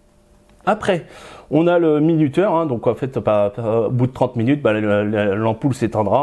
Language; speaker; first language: French; native; French